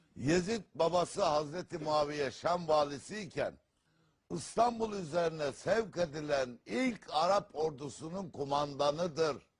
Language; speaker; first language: Turkish; native; Turkish